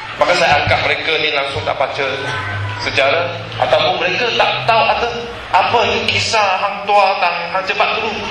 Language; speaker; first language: Malay; non-native, local second language; Chinese